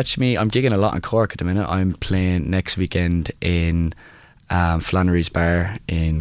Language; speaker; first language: English; native; English